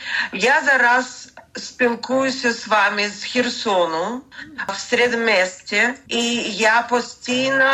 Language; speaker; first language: Ukrainian; non-native, learner; Russian